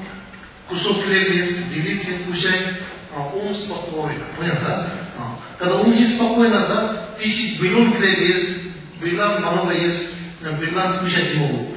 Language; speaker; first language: Russian; non-native, learner; Tibetan